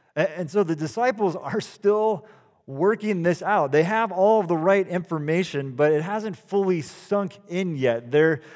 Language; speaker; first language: English; early bilingual, other home language; Dutch